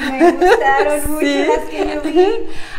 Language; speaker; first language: Spanish; native; Spanish